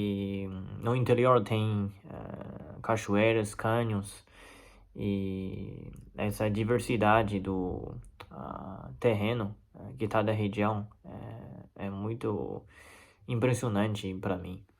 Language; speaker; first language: Portuguese; non-native, fluent; Chinese